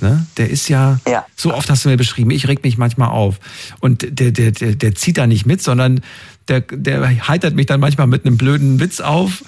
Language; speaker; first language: German; native; German